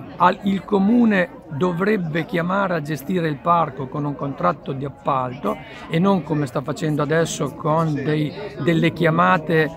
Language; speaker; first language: Italian; native; Italian